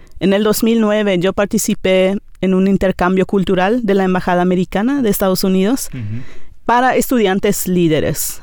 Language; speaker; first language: Spanish; non-native, local second language; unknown